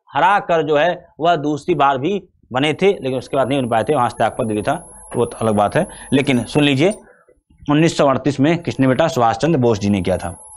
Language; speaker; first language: Hindi; native; Hindi